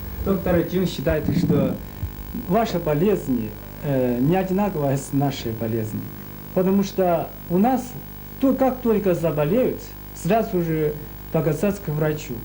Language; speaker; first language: Russian; non-native, fluent; Chinese